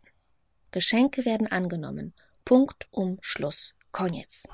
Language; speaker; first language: German; native; German